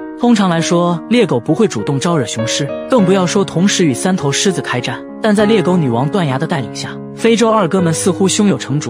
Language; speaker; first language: Chinese; native; Chinese